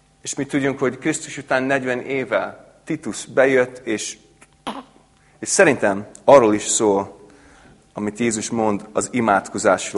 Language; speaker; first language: Hungarian; non-native, fluent; English